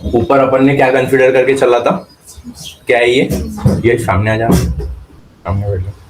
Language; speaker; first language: Hindi; non-native, local second language; Marathi